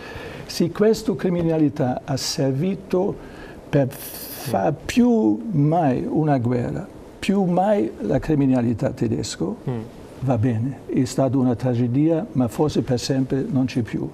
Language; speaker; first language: Italian; non-native, learner; German